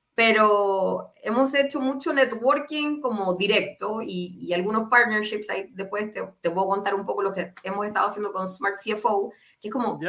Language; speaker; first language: Spanish; native; Spanish